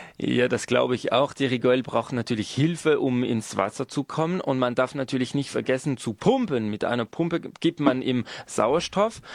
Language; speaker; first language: German; non-native, local second language; French